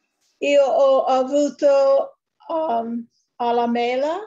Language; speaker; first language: Italian; non-native, learner; English